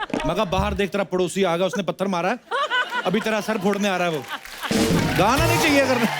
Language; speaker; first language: Hindi; non-native, local second language; Punjabi